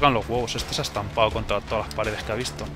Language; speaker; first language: Spanish; native; Spanish